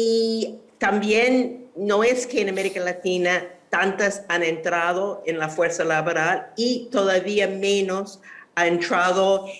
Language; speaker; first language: Spanish; non-native, fluent; English